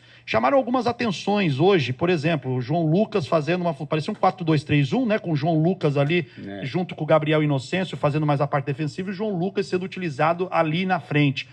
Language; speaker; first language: Portuguese; native; Portuguese